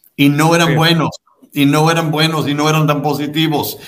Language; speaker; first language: Spanish; non-native, fluent; English